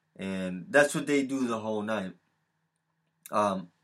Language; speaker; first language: English; early bilingual, other home language; Spanish